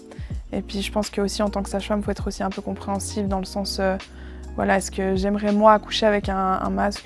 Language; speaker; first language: French; native; French